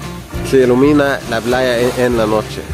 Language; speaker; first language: Spanish; non-native, fluent; Arabic